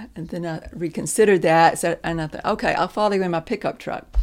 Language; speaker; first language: English; native; English